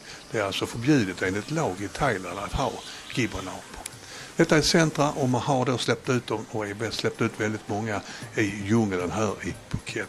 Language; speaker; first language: Swedish; native; Swedish